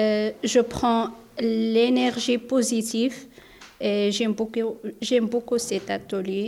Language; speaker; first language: French; non-native, learner; Arabic